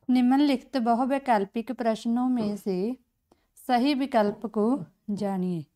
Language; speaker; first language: Hindi; non-native, local second language; Punjabi